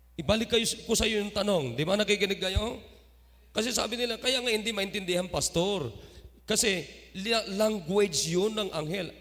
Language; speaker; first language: Filipino; non-native, local second language; Iloko